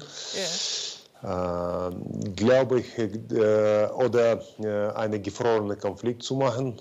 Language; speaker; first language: German; non-native, fluent; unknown